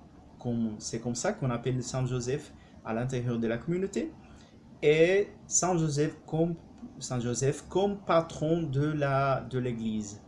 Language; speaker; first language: French; non-native, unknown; Spanish